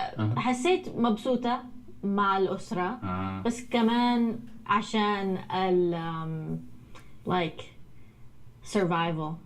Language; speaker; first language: Arabic; non-native, learner; English